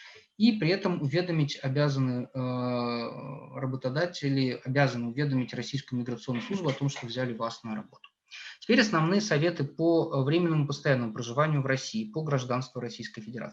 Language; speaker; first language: Russian; native; Russian